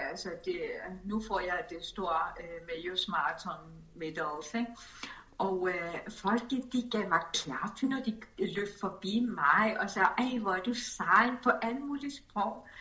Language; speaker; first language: Danish; early bilingual, other home language; Spanish